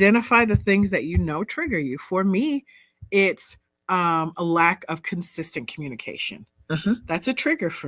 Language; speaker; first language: English; native; English